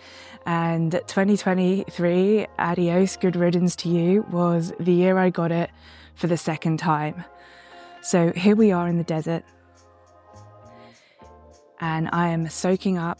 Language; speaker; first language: English; native; English